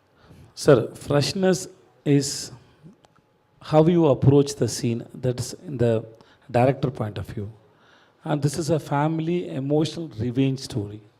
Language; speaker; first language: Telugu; non-native, learner; Tamil